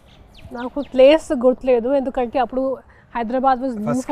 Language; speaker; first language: Telugu; non-native, fluent; Hindi